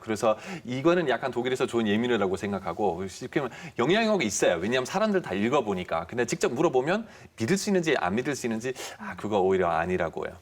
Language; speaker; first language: Korean; non-native, fluent; German